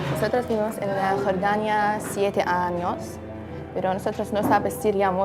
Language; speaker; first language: Spanish; non-native, learner; Arabic